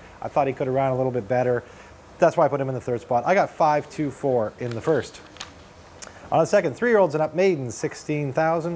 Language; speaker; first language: English; native; English